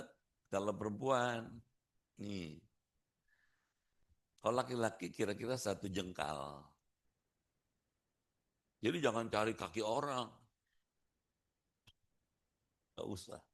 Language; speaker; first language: Indonesian; native; Indonesian